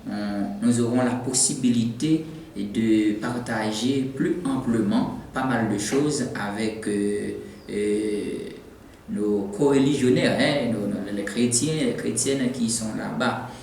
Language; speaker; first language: French; non-native, local second language; Haitian Creole